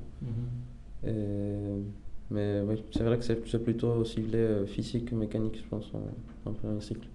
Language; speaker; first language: French; non-native, fluent; Spanish